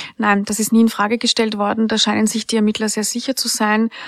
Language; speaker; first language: German; native; German